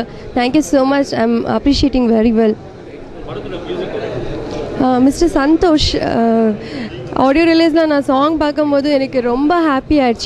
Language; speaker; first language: Tamil; non-native, local second language; Kannada